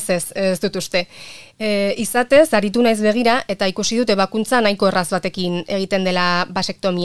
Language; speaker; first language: Basque; native; Basque